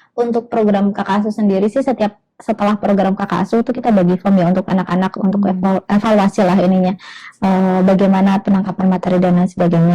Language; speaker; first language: Indonesian; native; Indonesian